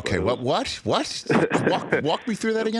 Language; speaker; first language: English; native; English